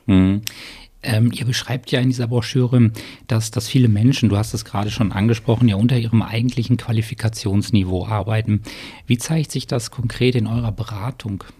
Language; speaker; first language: German; native; German